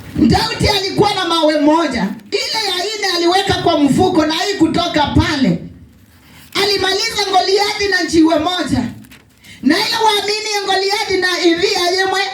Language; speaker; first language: Swahili; non-native, local second language; Kamba